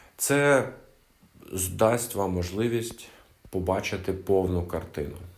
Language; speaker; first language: Ukrainian; non-native, local second language; Russian